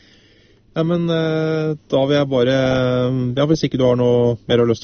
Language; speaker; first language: Norwegian; native; Norwegian